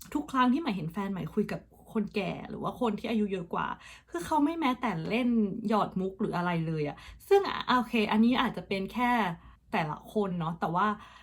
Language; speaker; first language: Thai; early bilingual, heritage; Thai